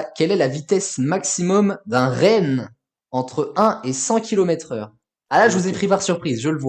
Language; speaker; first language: French; native; French